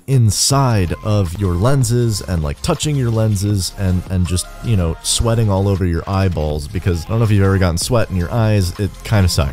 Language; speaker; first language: English; native; English